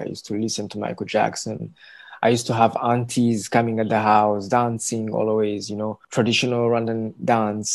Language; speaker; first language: English; non-native, local second language; Kinyarwanda